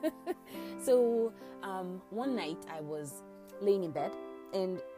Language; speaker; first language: English; non-native, local second language; Yoruba